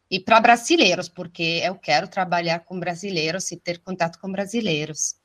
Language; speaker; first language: Portuguese; non-native, fluent; Italian